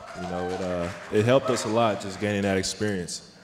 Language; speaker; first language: English; native; English